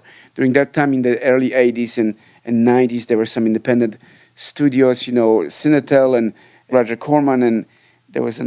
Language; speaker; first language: English; non-native, fluent; Polish